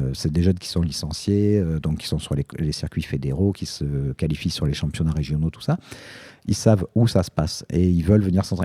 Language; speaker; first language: French; native; French